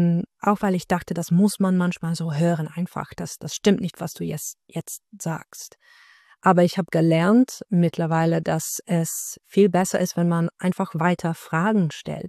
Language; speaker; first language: German; non-native, fluent; Dutch